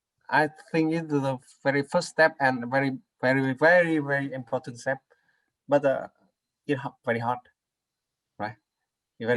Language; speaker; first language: English; non-native, learner; Vietnamese